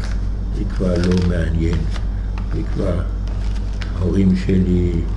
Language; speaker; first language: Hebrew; non-native, fluent; German